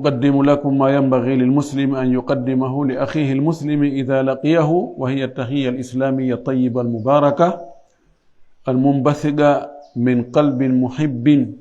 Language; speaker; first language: Arabic; non-native, fluent; Fula